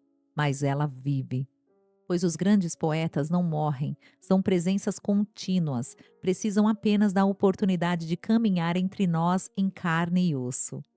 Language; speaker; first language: Portuguese; native; Portuguese